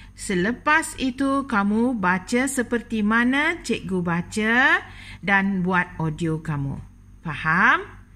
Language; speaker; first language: Malay; non-native, local second language; Tamil